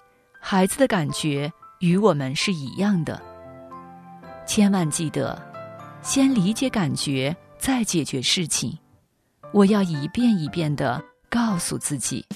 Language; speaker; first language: Chinese; native; Chinese